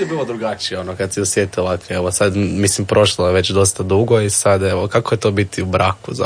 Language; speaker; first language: Serbian; native; Serbian